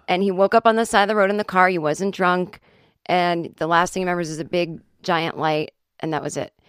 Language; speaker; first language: English; native; English